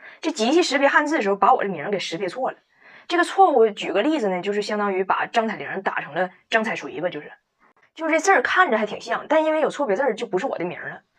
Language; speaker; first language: Chinese; native; Chinese